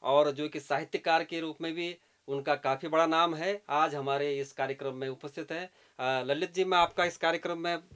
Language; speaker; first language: Hindi; native; Hindi